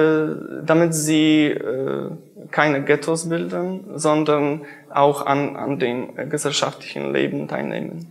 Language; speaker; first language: German; non-native, fluent; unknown